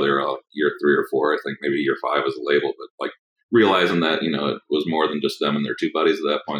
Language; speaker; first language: English; native; English